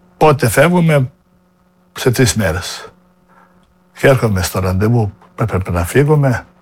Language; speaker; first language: Greek; non-native, fluent; Serbian